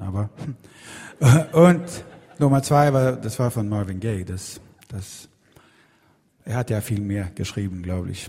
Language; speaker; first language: German; non-native, fluent; Swedish